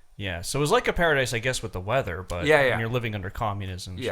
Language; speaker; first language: English; native; English